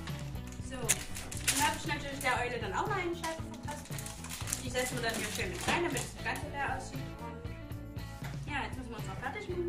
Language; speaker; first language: German; native; German